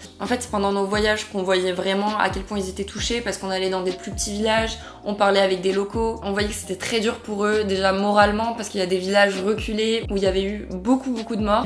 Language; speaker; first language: French; native; French